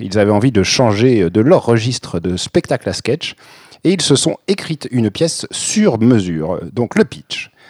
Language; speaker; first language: French; native; French